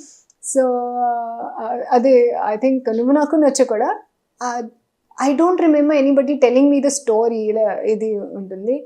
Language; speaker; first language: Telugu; non-native, learner; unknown